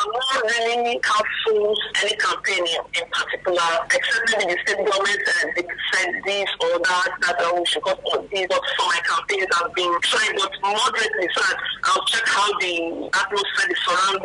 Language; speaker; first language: English; non-native, local second language; Ibibio